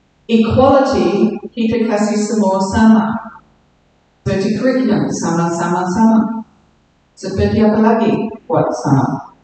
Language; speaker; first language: Indonesian; non-native, learner; English